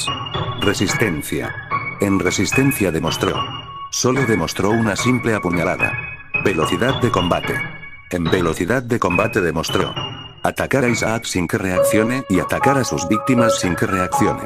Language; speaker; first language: Spanish; native; Spanish